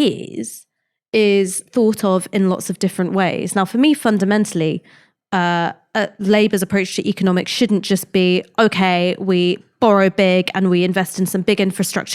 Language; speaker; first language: English; native; English